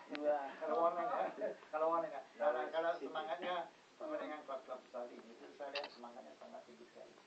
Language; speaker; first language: Indonesian; non-native, fluent; English